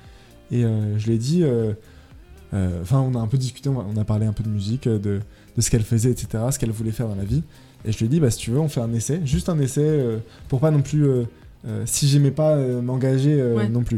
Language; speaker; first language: French; native; French